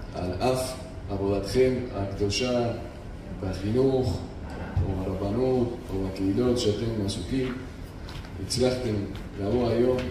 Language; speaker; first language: Hebrew; non-native, fluent; Spanish